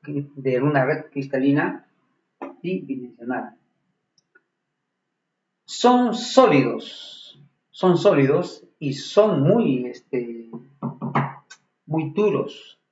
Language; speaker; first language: Spanish; native; Spanish